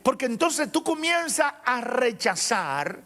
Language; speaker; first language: Spanish; native; Spanish